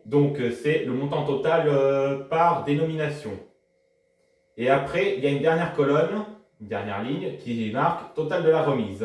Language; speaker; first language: French; native; French